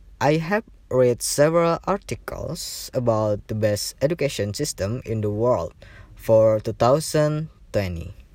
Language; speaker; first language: English; non-native, learner; Indonesian